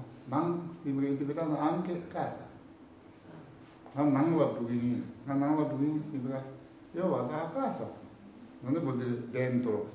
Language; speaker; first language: Italian; non-native, learner; Tibetan